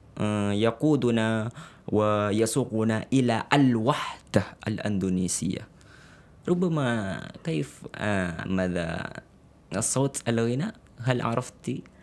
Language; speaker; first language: Arabic; non-native, fluent; Indonesian